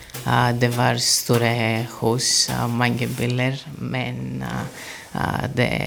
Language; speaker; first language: Norwegian; non-native, learner; Greek